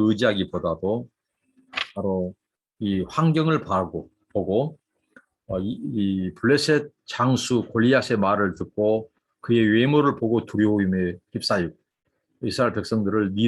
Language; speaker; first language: Korean; native; Korean